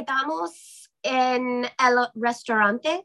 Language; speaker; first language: Spanish; non-native, learner; English